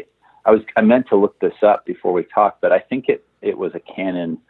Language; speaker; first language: English; native; English